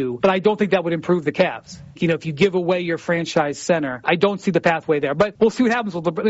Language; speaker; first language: English; native; English